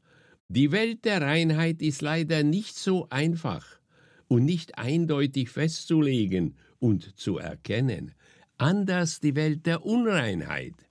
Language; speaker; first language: German; native; German